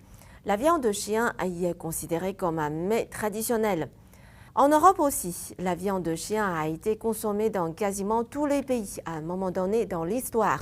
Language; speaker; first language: French; non-native, fluent; Chinese